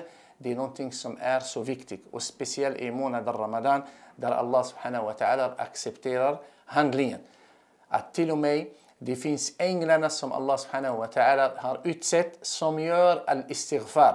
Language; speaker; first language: Swedish; non-native, fluent; Arabic